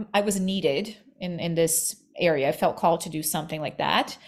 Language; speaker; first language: English; non-native, fluent; Portuguese